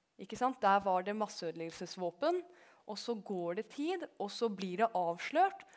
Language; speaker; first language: Norwegian; early bilingual, other home language; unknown